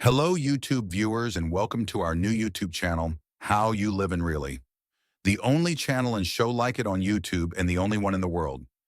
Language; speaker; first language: English; native; English